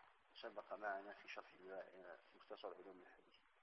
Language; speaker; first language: Arabic; native; Arabic